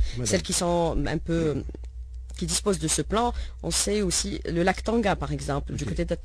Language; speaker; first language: French; non-native, local second language; Arabic